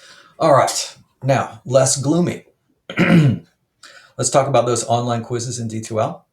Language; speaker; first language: English; native; English